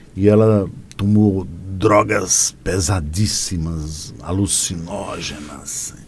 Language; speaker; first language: Portuguese; native; Portuguese